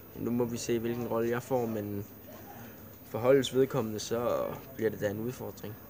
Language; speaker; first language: Danish; native; Danish